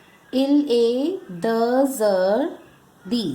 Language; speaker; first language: French; non-native, fluent; Hindi